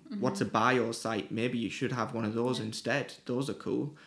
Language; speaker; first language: English; native; English